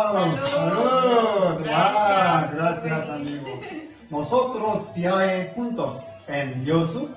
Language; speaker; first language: Spanish; non-native, learner; Korean